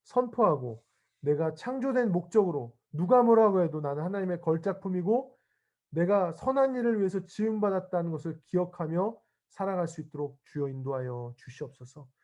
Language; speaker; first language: Korean; native; Korean